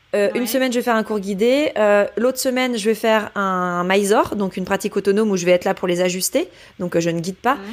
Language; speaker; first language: French; native; French